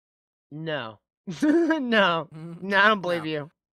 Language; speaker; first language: English; native; English